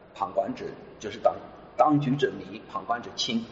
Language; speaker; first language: Chinese; non-native, fluent; English